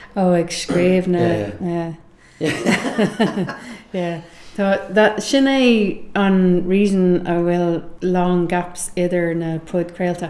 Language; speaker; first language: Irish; non-native, learner; English